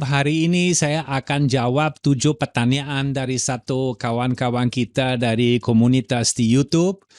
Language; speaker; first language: Indonesian; non-native, fluent; German